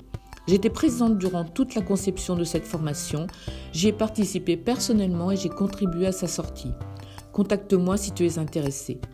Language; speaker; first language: French; native; French